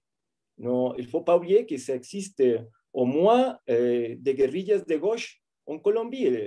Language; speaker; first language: French; non-native, fluent; Spanish